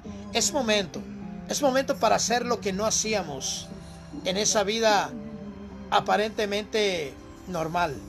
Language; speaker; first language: Spanish; native; Spanish